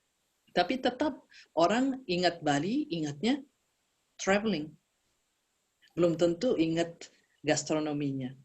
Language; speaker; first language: Indonesian; early bilingual, heritage; Indonesian